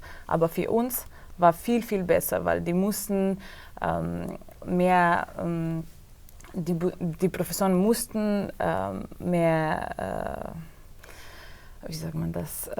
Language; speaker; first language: German; non-native, fluent; Slovenian